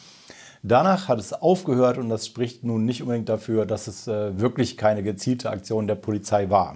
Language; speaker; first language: German; native; German